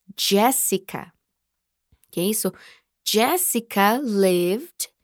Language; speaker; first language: English; non-native, fluent; Portuguese